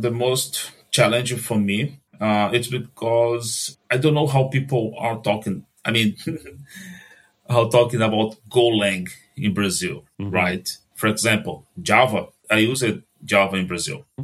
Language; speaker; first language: English; non-native, fluent; Portuguese